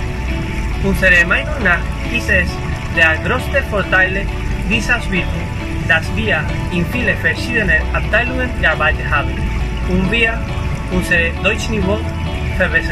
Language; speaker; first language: German; non-native, fluent; Spanish